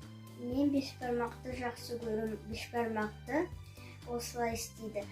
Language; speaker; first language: Kazakh; non-native, local second language; Russian